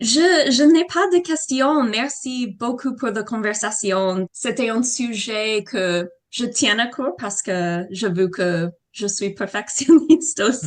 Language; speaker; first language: French; non-native, learner; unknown